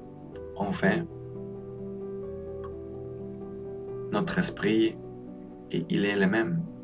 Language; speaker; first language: French; non-native, learner; Polish